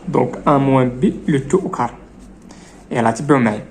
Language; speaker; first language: French; non-native, local second language; Arabic